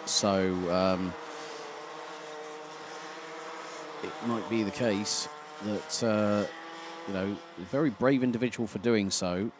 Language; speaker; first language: English; non-native, fluent; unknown